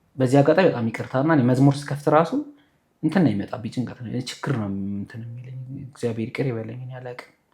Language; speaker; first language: Amharic; native; Amharic